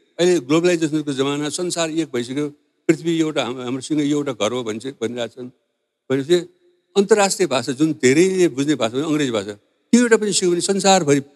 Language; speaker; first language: Nepali; non-native, local second language; Newari